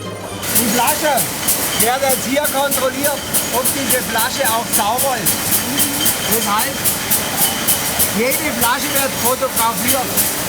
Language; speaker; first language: German; native; German